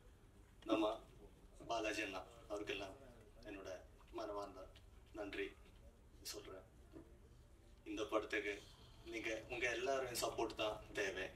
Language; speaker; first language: Tamil; non-native, fluent; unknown